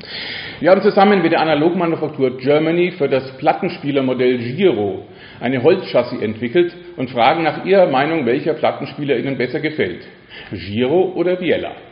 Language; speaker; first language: German; native; German